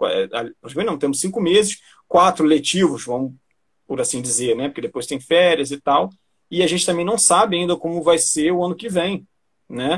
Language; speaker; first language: Portuguese; native; Portuguese